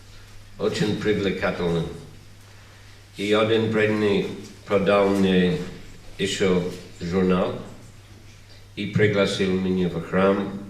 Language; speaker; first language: Russian; non-native, fluent; English